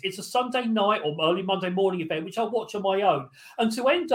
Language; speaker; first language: English; native; English